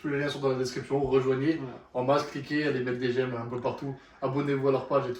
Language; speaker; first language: French; native; French